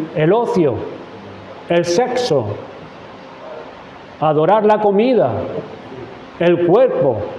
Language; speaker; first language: Spanish; native; Spanish